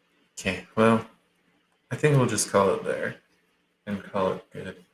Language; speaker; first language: English; native; English